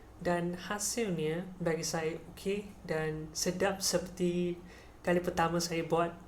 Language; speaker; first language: Malay; non-native, local second language; Chinese